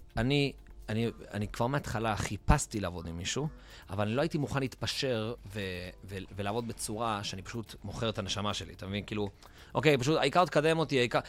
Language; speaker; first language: Hebrew; native; Hebrew